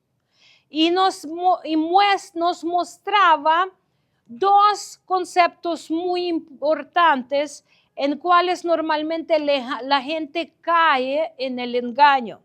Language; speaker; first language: Spanish; non-native, fluent; Ukrainian